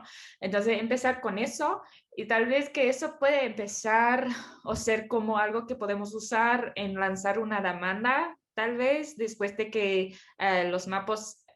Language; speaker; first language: Spanish; non-native, fluent; English